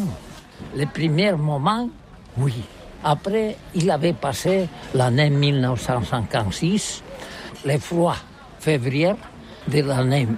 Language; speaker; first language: French; non-native, learner; Catalan